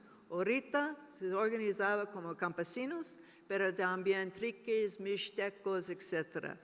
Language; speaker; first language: Spanish; non-native, learner; English